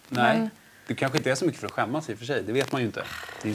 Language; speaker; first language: Swedish; native; Swedish